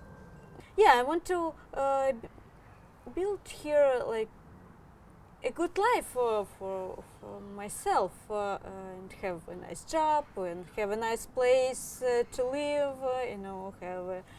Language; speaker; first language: English; non-native, learner; Ukrainian